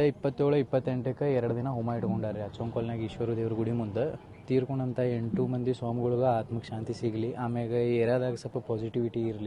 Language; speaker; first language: Kannada; native; Kannada